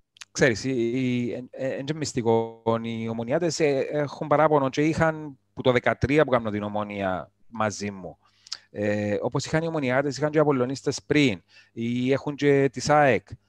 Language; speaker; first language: Greek; native; Greek